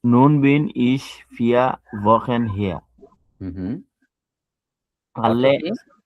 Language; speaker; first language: German; non-native, learner; Bangla